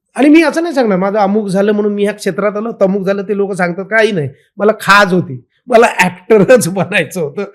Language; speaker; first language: Marathi; native; Marathi